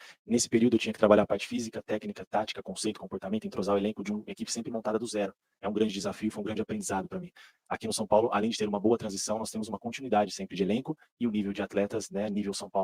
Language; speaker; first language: Portuguese; native; Portuguese